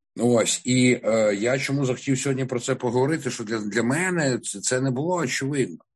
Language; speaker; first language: Ukrainian; non-native, local second language; Russian